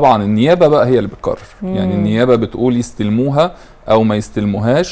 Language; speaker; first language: Arabic; native; Arabic